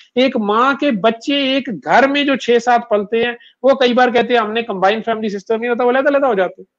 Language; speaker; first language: Urdu; non-native, local second language; Punjabi